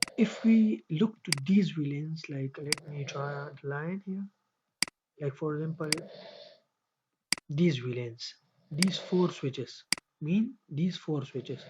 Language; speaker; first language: English; non-native, local second language; Urdu